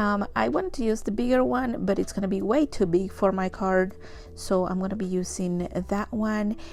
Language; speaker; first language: English; non-native, fluent; Spanish